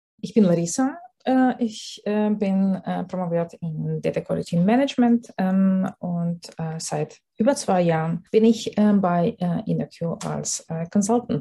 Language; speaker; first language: German; non-native, fluent; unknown